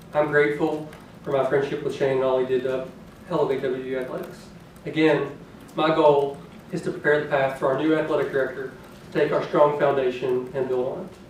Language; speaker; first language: English; native; English